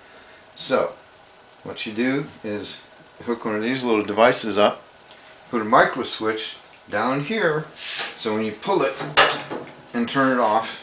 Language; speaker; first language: English; native; English